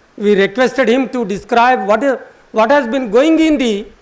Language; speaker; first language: English; non-native, local second language; Telugu